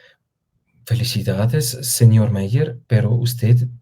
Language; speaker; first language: Spanish; non-native, fluent; German